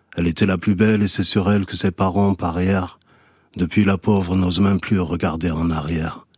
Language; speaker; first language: French; early bilingual, other home language; Fula